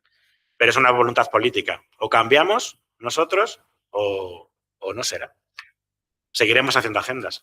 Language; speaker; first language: Spanish; native; Spanish